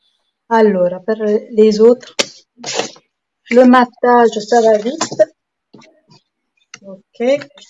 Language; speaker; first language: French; non-native, fluent; Italian